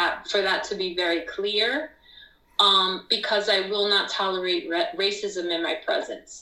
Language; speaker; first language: English; non-native, fluent; Spanish